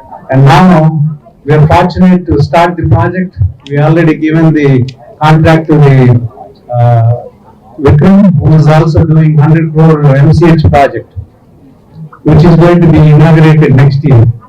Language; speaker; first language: English; non-native, local second language; Telugu